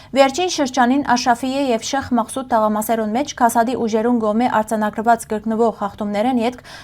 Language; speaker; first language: Armenian; early bilingual, heritage; Armenian